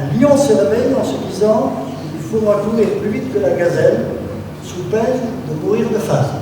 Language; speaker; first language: French; native; French